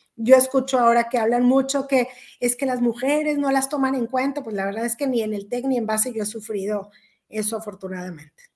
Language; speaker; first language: Spanish; native; Spanish